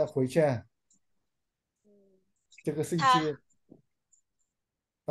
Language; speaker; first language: Chinese; non-native, learner; Vietnamese